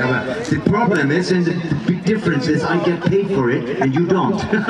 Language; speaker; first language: English; non-native, fluent; German